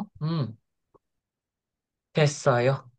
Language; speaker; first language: Korean; non-native, fluent; Indonesian